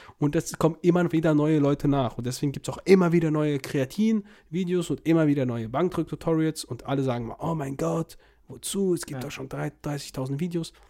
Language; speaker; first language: German; early bilingual, other home language; Russian